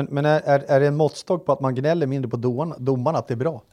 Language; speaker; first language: Swedish; native; Swedish